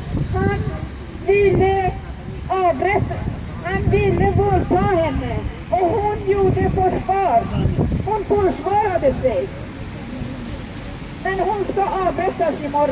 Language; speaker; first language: Swedish; non-native, fluent; Persian